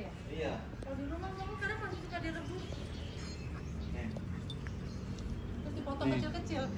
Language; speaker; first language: Indonesian; native; Indonesian